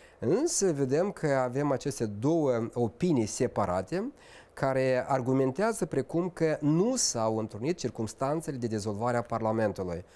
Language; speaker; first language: Romanian; native; Romanian